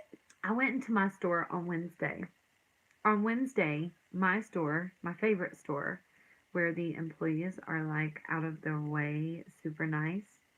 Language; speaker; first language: English; native; English